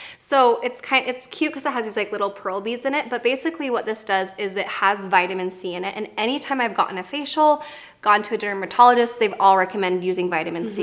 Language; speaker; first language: English; native; English